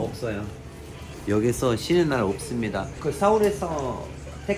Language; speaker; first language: Korean; non-native, learner; French